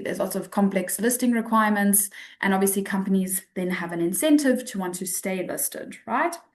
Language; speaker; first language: English; native; English